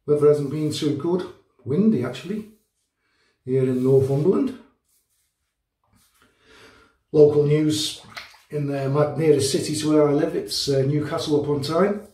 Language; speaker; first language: English; native; English